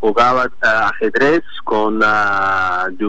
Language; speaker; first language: Spanish; non-native, learner; Azerbaijani